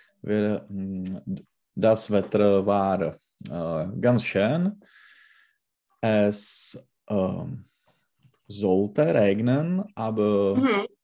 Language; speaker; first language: German; non-native, learner; Czech